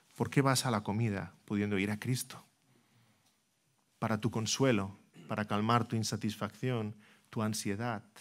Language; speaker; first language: Spanish; native; Spanish